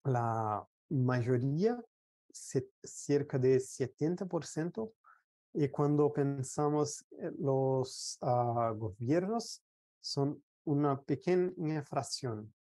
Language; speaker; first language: Spanish; non-native, fluent; Portuguese